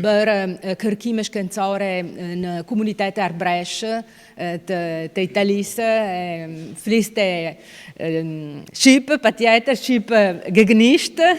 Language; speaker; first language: Albanian; non-native, fluent; Italian